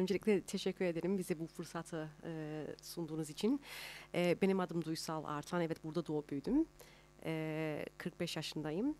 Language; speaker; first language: Turkish; early bilingual, heritage; Turkish